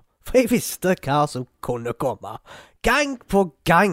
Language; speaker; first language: Norwegian; early bilingual, other home language; Arabic